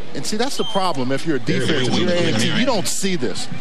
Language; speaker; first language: English; native; English